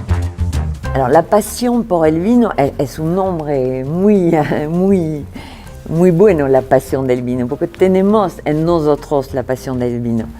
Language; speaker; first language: Spanish; non-native, fluent; French